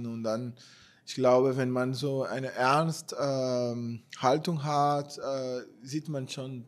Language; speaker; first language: German; non-native, fluent; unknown